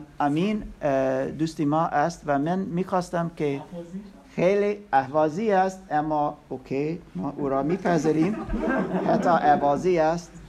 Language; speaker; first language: Persian; non-native, learner; English